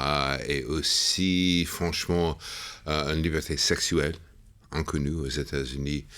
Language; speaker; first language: French; non-native, fluent; English